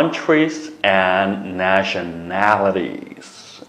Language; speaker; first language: English; non-native, fluent; Uyghur